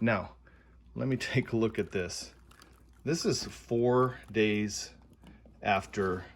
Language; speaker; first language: English; native; English